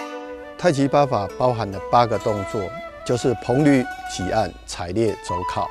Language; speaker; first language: Chinese; native; Chinese